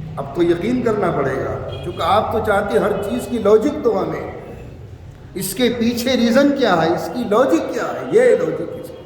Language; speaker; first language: Urdu; native; Urdu